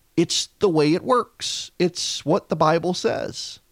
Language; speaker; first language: English; native; English